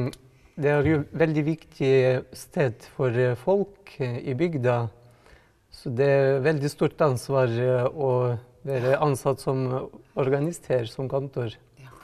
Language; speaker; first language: Norwegian; non-native, fluent; Russian